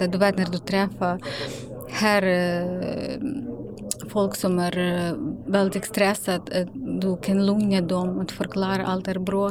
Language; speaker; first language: Swedish; non-native, learner; Ukrainian